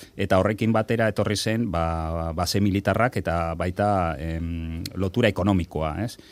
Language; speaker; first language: Basque; non-native, local second language; Spanish